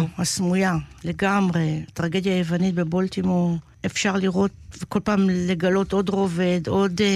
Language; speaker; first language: Hebrew; native; Hebrew